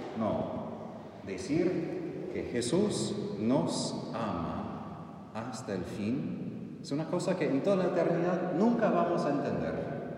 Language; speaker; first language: Spanish; non-native, fluent; English